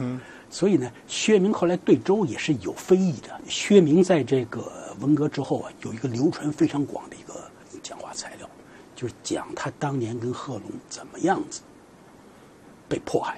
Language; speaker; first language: Chinese; native; Chinese